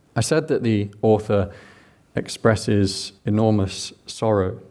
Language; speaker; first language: English; native; English